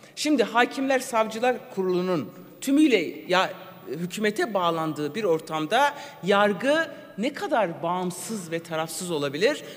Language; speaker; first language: Turkish; non-native, local second language; Kurdish